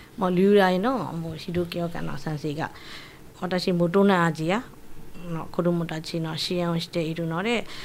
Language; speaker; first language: Japanese; non-native, fluent; Burmese